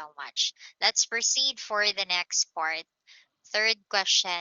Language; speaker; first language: English; non-native, local second language; Filipino